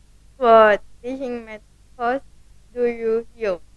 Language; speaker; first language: English; non-native, learner; Indonesian